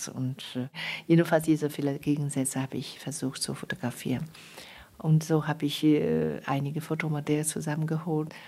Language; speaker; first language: German; non-native, fluent; Chinese